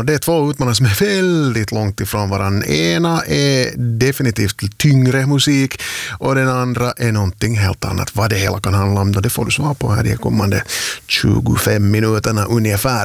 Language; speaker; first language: Swedish; native; Swedish